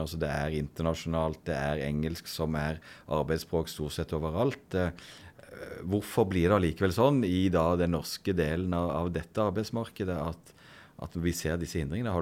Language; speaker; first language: Norwegian; native; Norwegian